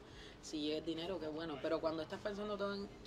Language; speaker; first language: Spanish; native; Spanish